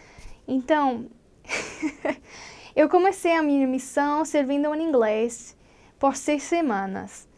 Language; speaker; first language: Portuguese; non-native, learner; English